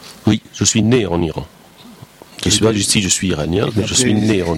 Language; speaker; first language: French; non-native, fluent; Persian